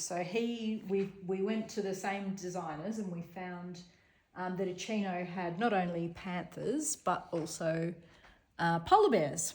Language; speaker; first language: English; native; English